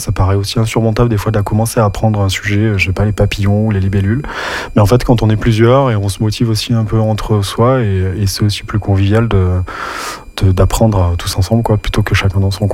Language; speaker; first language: French; native; French